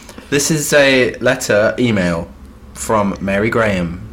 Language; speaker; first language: English; native; English